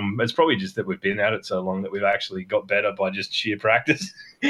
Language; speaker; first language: English; native; English